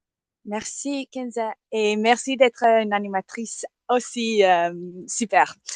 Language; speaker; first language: French; non-native, fluent; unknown